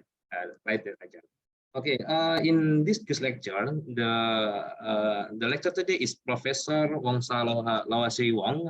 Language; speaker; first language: English; non-native, learner; Indonesian